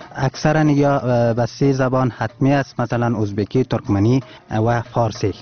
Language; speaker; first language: Persian; non-native, local second language; Turkmen